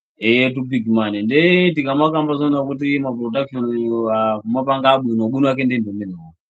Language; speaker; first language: Nyanja; non-native, local second language; Yao